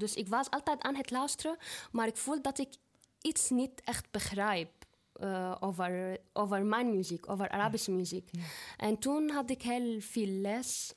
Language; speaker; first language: Dutch; non-native, fluent; Arabic